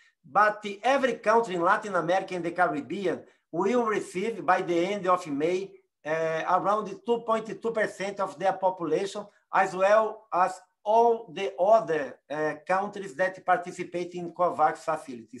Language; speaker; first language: English; non-native, fluent; Portuguese